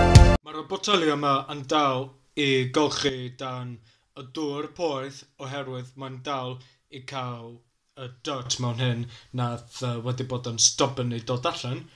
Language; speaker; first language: Welsh; non-native, learner; English